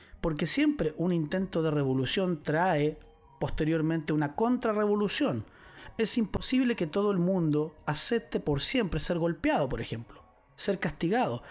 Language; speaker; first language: Spanish; native; Spanish